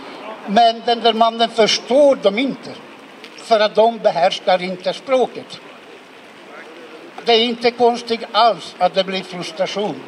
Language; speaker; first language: Swedish; non-native, fluent; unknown